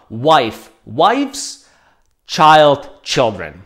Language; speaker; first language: English; non-native, fluent; Slovak